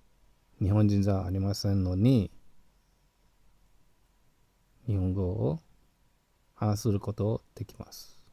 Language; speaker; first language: Japanese; non-native, learner; English